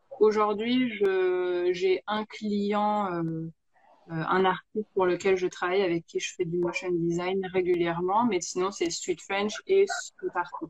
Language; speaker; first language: French; native; French